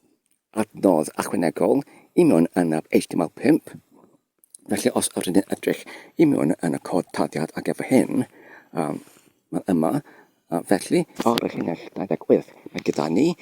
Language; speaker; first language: Welsh; non-native, fluent; English